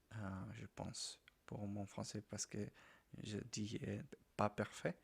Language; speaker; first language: French; non-native, learner; Spanish